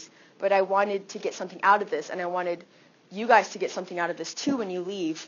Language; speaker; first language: English; native; English